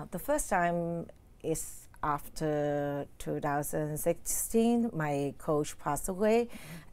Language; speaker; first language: English; non-native, learner; Cantonese